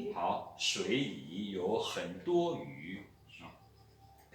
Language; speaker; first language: Chinese; non-native, fluent; Lao